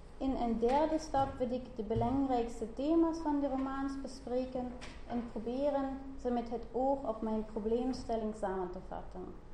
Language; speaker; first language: Dutch; non-native, learner; German